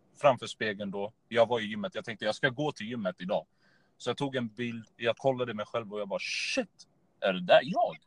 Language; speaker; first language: Swedish; native; Swedish